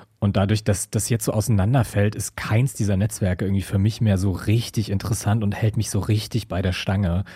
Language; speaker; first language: German; early bilingual, other home language; Arabic